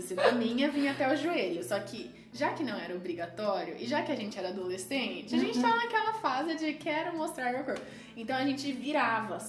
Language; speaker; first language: Portuguese; early bilingual, heritage; Portuguese